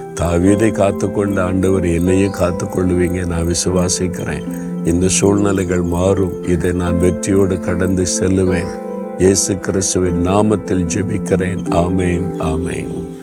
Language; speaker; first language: Tamil; native; Tamil